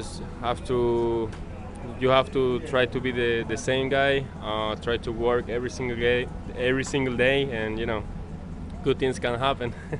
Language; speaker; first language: English; non-native, fluent; Spanish